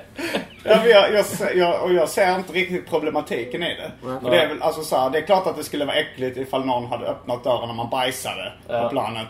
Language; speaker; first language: Swedish; native; Swedish